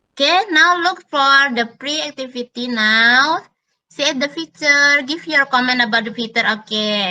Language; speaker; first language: English; non-native, learner; Indonesian